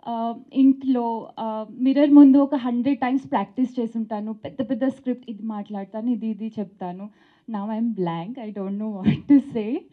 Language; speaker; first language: Telugu; non-native, learner; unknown